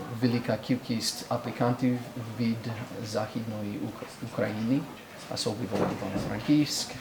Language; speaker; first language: Ukrainian; non-native, learner; English